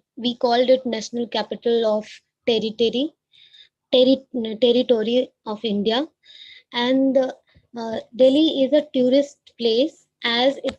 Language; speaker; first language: English; non-native, learner; Hindi